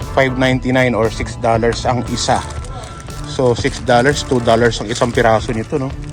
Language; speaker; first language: Filipino; non-native, local second language; Pampanga